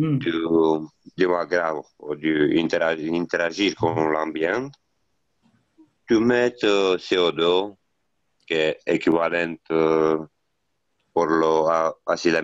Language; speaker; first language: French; non-native, learner; Italian